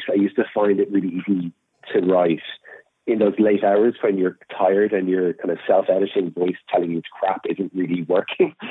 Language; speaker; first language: English; native; English